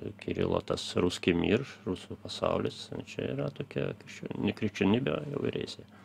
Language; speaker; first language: Lithuanian; early bilingual, heritage; Lithuanian